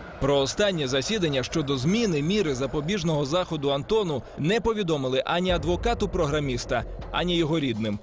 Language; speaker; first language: Ukrainian; native; Ukrainian